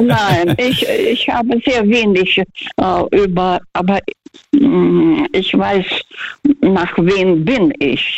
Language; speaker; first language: German; non-native, fluent; Russian